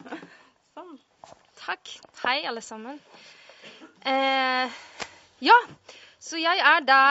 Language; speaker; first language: Norwegian; non-native, fluent; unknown